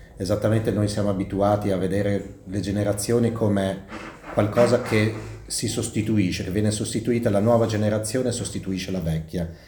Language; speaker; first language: Italian; native; Italian